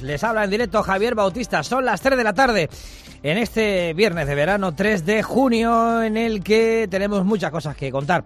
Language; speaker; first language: Spanish; native; Spanish